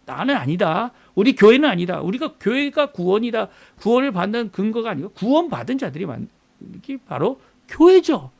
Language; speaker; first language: Korean; native; Korean